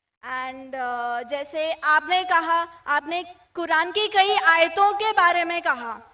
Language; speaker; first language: Hindi; native; Hindi